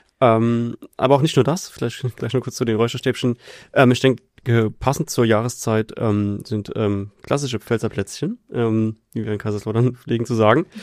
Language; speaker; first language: German; native; German